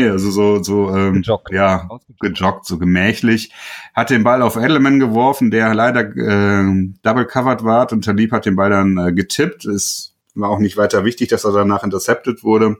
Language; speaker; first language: German; native; German